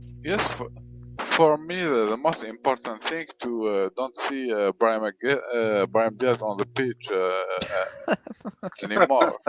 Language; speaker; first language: English; non-native, learner; French